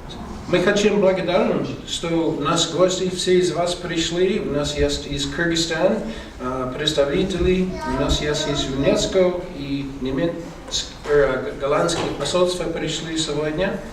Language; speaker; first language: Russian; non-native, learner; English